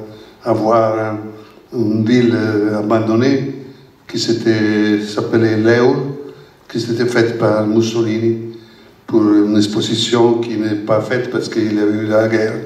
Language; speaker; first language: French; non-native, learner; Italian